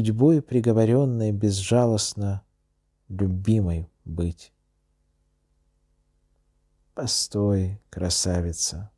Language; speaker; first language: Russian; native; Russian